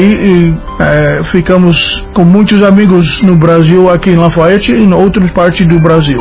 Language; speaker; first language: Portuguese; non-native, fluent; English